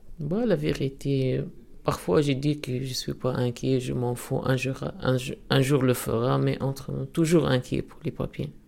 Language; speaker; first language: French; non-native, local second language; Arabic